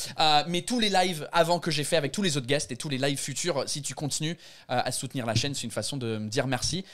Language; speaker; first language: French; non-native, fluent; English